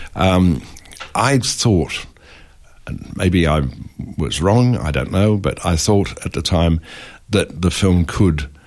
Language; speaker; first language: English; native; English